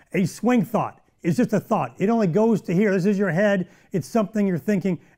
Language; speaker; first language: English; native; English